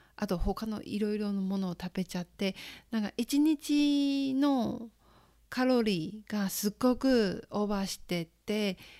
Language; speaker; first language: Japanese; non-native, fluent; Chinese